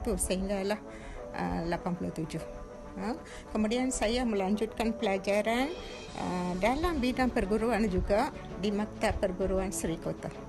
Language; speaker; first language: Malay; non-native, local second language; Tamil